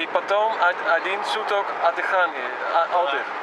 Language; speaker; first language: Russian; non-native, fluent; Dutch